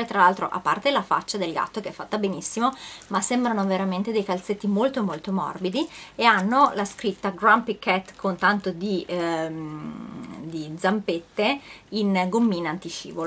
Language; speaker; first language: Italian; native; Italian